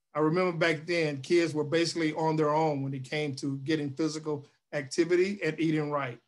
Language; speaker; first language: English; native; English